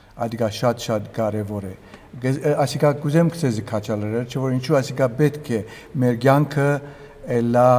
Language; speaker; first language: Armenian; early bilingual, heritage; Armenian